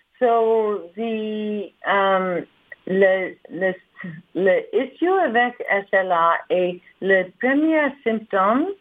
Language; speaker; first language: French; non-native, learner; English